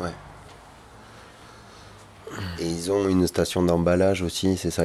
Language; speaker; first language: French; native; French